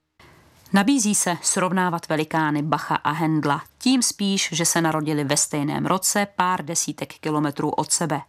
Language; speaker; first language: Czech; native; Czech